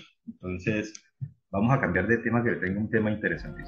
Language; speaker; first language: Spanish; native; Spanish